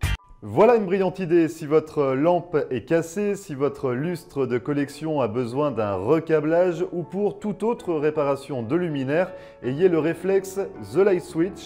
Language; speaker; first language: French; native; French